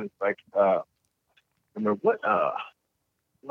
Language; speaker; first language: English; native; English